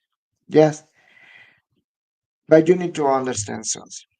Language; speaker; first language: English; non-native, learner; Spanish